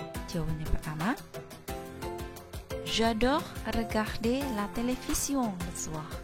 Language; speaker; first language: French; non-native, fluent; Indonesian